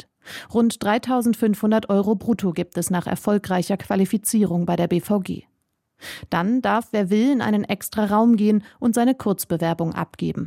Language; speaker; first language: German; native; German